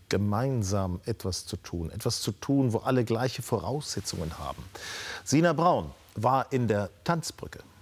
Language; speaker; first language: German; native; German